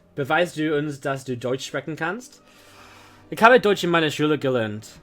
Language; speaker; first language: German; non-native, learner; English